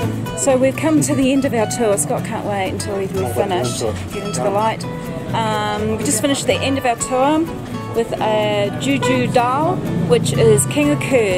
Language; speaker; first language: English; native; English